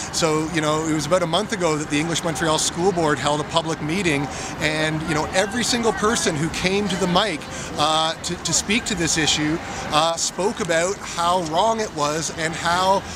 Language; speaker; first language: English; native; English